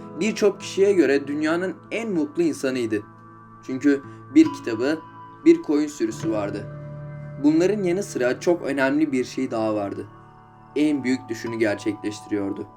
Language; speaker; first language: Turkish; native; Turkish